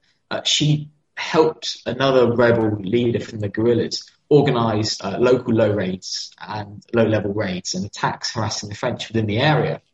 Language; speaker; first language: English; native; English